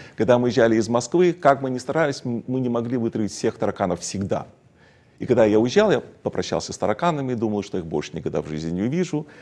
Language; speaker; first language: Russian; native; Russian